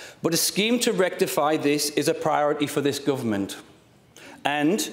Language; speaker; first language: English; native; English